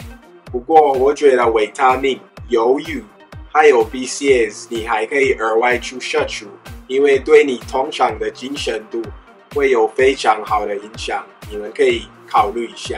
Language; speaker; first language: Chinese; non-native, fluent; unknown